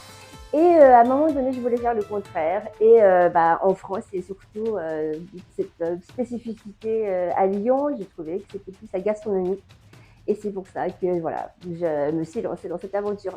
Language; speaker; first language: French; non-native, fluent; Japanese